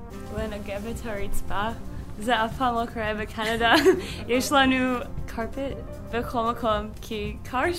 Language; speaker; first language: Hebrew; non-native, learner; English